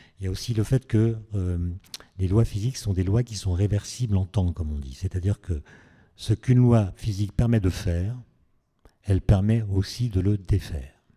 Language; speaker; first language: French; native; French